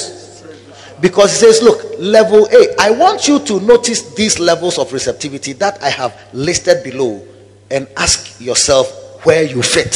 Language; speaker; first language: English; non-native, local second language; Akan